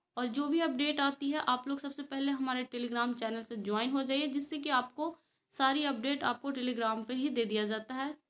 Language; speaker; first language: Hindi; native; Hindi